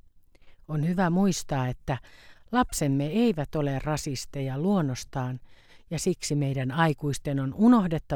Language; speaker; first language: Finnish; native; Finnish